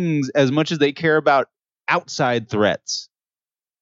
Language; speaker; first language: English; native; English